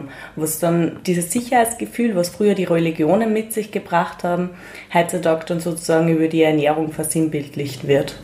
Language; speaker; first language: German; native; German